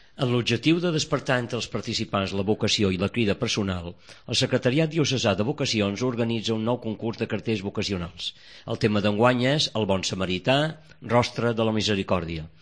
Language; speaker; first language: Catalan; native; Catalan